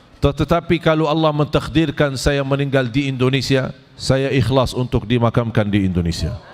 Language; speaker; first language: Malay; non-native, fluent; Arabic